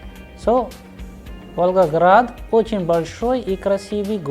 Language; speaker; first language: Russian; non-native, fluent; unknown